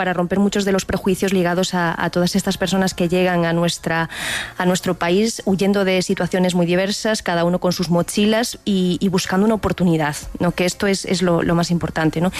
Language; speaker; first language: Spanish; native; Spanish